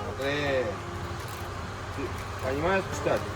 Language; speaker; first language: Russian; non-native, learner; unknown